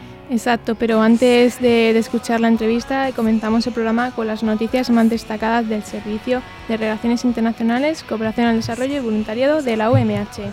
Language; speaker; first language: Spanish; native; Spanish